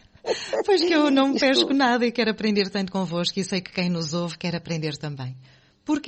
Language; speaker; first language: Portuguese; native; Portuguese